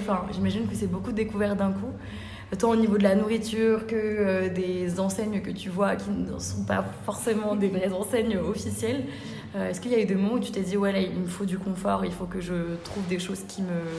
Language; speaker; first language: French; native; French